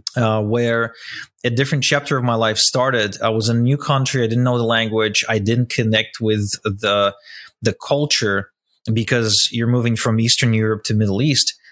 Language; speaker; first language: English; non-native, fluent; Russian